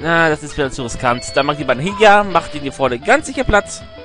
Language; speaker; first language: German; native; German